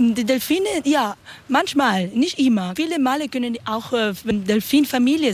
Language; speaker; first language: German; non-native, learner; Spanish